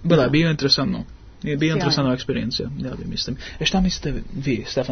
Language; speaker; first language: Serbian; early bilingual, heritage; English